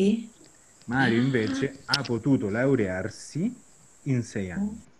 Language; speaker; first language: Italian; non-native, fluent; Spanish